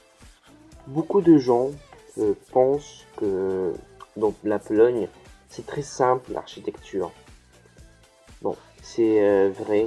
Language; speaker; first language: French; early bilingual, heritage; French